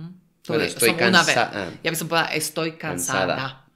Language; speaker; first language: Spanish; non-native, fluent; Slovak